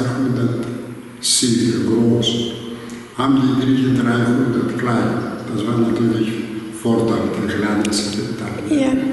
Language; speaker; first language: German; non-native, learner; Greek